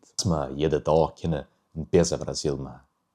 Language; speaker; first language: German; early bilingual, heritage; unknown